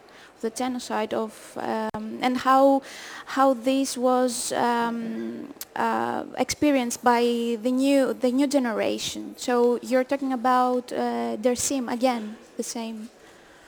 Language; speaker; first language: English; non-native, fluent; Greek